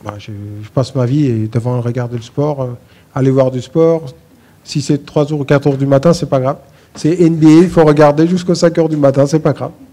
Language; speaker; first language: French; non-native, fluent; Armenian